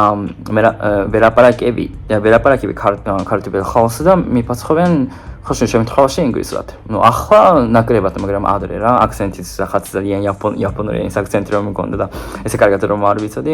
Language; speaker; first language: Georgian; non-native, fluent; Japanese